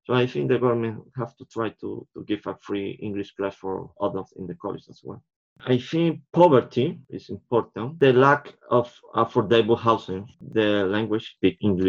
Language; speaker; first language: English; non-native, fluent; Spanish